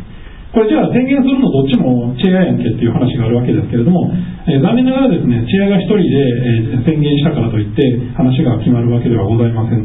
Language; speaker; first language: Japanese; native; Japanese